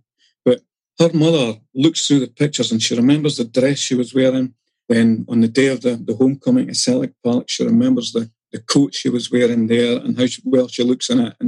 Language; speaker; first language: English; native; English